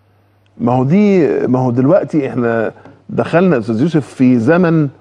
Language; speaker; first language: Arabic; native; Arabic